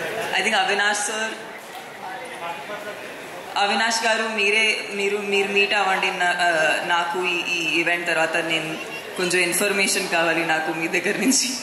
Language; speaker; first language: Telugu; non-native, fluent; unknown